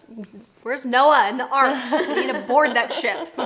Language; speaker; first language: English; native; English